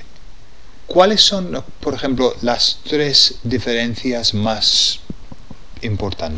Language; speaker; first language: Spanish; non-native, fluent; English